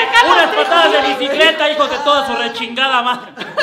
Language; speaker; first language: Spanish; native; Spanish